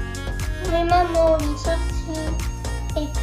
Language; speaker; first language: French; native; French